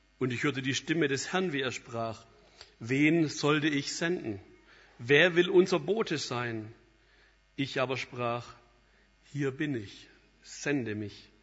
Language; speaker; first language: German; native; German